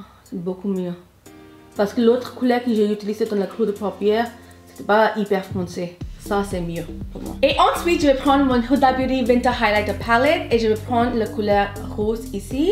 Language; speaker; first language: French; non-native, fluent; Hindi